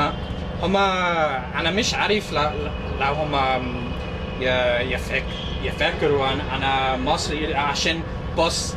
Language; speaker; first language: Arabic; non-native, learner; English